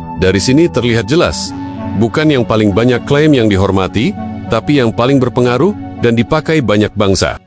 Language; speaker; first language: Indonesian; native; Indonesian